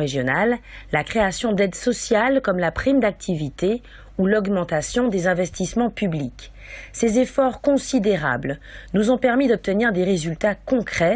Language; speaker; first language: French; native; French